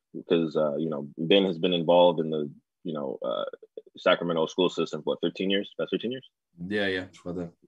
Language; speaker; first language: English; native; English